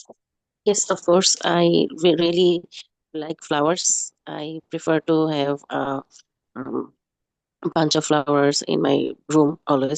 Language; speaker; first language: English; non-native, learner; Bangla